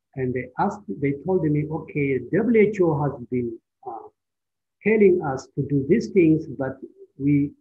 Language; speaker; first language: English; non-native, fluent; Amharic